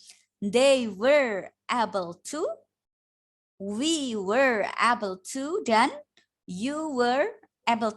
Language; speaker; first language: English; non-native, fluent; Indonesian